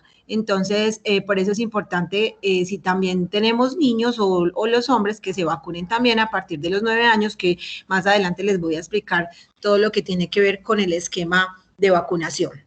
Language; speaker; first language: Spanish; native; Spanish